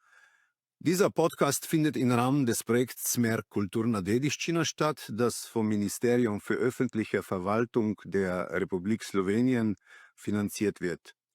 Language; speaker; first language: German; non-native, fluent; Slovenian